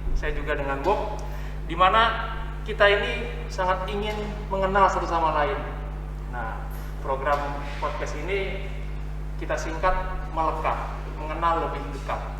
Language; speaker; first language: Indonesian; native; Indonesian